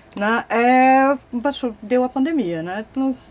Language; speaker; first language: Portuguese; native; Portuguese